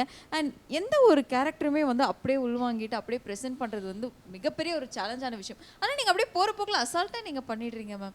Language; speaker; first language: Tamil; native; Tamil